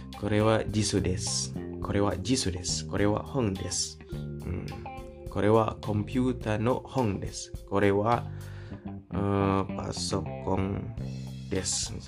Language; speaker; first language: Japanese; non-native, fluent; Indonesian